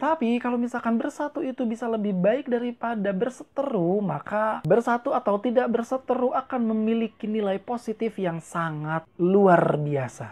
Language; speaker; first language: Indonesian; native; Indonesian